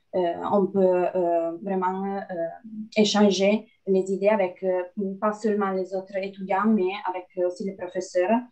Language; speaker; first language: French; non-native, fluent; Italian